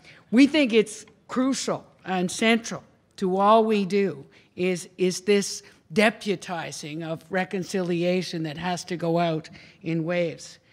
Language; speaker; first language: English; native; English